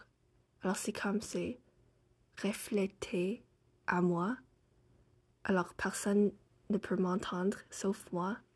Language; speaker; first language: French; non-native, fluent; English